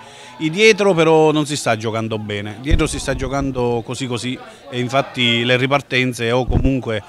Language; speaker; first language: Italian; native; Italian